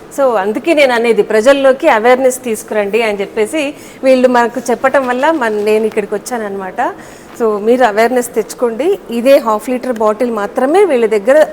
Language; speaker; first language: Telugu; native; Telugu